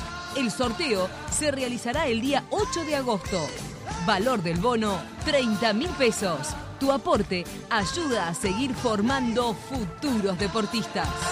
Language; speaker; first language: Spanish; native; Spanish